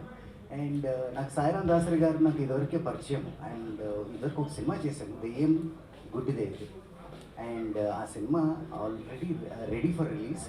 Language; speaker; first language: Telugu; native; Telugu